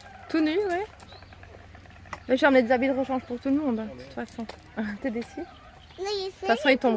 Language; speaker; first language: French; native; French